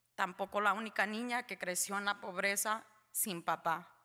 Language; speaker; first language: Spanish; early bilingual, heritage; Spanish